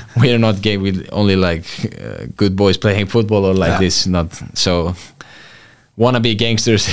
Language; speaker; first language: English; non-native, fluent; Icelandic